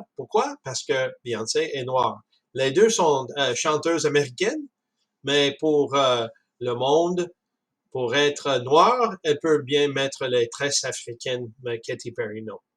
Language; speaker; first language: French; non-native, fluent; English